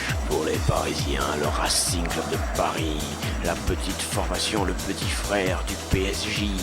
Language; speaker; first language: French; native; French